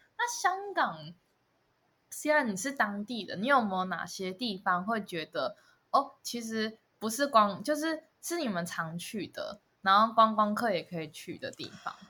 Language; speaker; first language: Chinese; native; Chinese